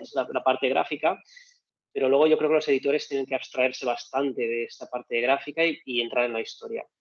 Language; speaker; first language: Spanish; native; Spanish